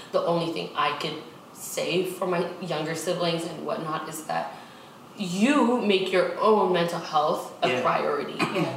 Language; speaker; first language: English; non-native, local second language; Tigrinya